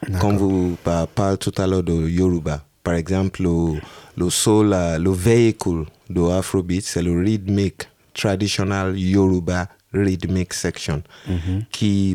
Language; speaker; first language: French; non-native, learner; Yoruba